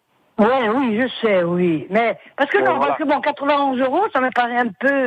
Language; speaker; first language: French; native; French